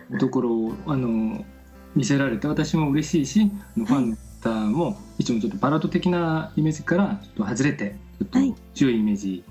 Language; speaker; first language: Japanese; non-native, fluent; Korean